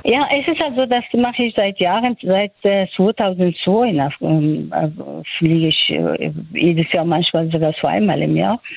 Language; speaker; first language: German; non-native, fluent; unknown